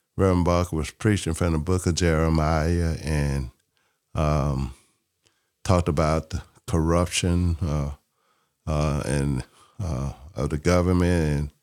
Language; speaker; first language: English; native; English